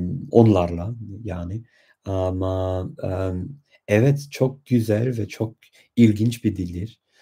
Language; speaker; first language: Turkish; non-native, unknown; English